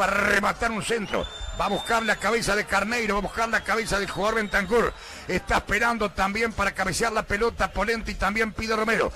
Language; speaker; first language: Spanish; native; Spanish